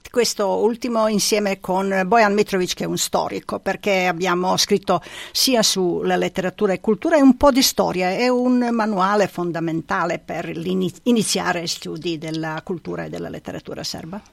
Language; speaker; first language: Italian; non-native, fluent; Serbian